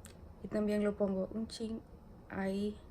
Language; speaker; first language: Spanish; early bilingual, heritage; English